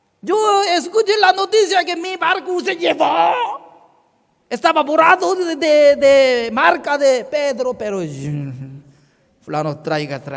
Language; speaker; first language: Spanish; non-native, fluent; Korean